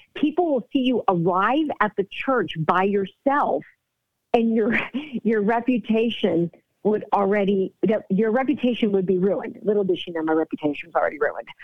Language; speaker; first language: English; native; English